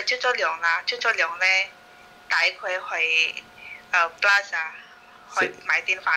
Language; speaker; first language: Cantonese; non-native, fluent; Indonesian